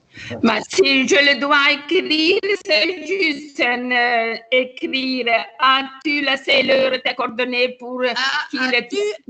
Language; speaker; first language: French; non-native, learner; Italian